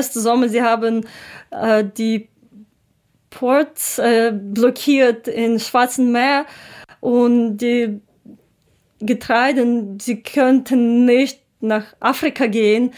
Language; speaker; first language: German; non-native, learner; Ukrainian